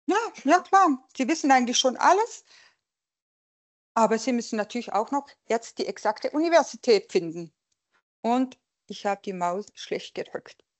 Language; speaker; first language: German; non-native, local second language; French